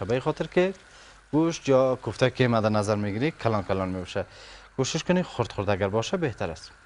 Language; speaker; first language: Persian; native; Persian